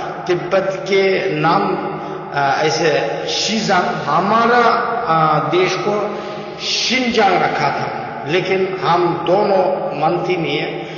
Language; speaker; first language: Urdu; non-native, learner; Uyghur